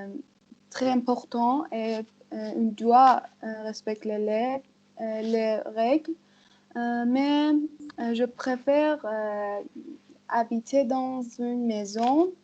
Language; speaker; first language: French; non-native, learner; Persian